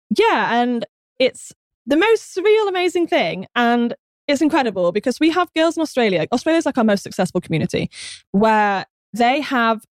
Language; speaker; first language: English; native; English